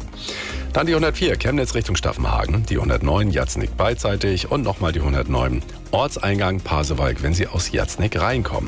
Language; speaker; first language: German; native; German